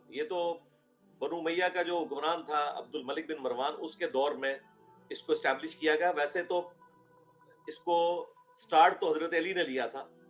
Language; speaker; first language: Urdu; non-native, local second language; Punjabi